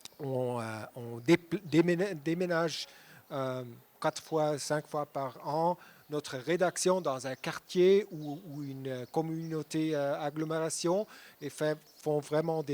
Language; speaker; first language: French; non-native, local second language; German